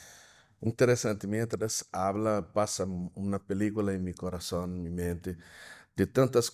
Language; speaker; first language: Spanish; non-native, fluent; Portuguese